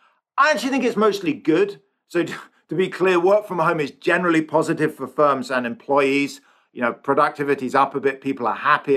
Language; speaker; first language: English; native; English